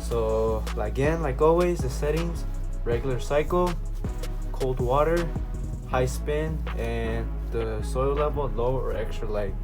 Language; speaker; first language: English; native; English